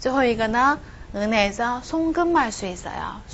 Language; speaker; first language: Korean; non-native, fluent; Chinese